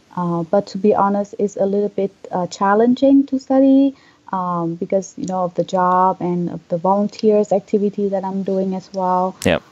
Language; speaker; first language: English; non-native, fluent; Vietnamese